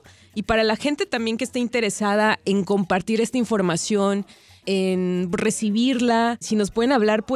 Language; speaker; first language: Spanish; native; Spanish